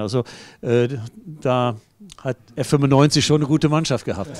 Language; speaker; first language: German; native; German